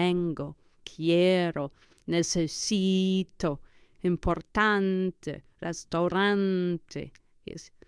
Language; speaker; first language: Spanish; non-native, fluent; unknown